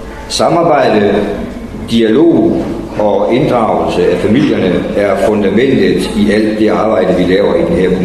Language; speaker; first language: Danish; native; Danish